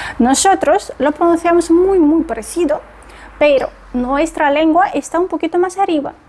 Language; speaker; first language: Spanish; non-native, fluent; Russian